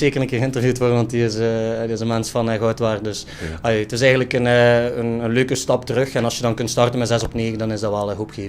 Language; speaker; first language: Dutch; native; Dutch